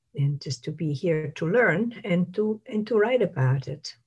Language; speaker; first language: English; non-native, fluent; Italian